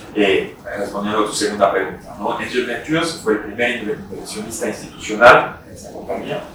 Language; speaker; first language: Spanish; non-native, fluent; French